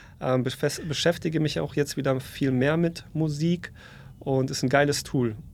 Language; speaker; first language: German; early bilingual, other home language; Polish